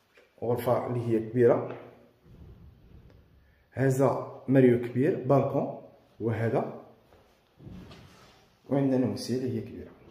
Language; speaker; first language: Arabic; native; Arabic